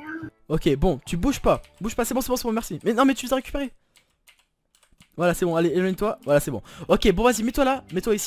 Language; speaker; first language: French; native; French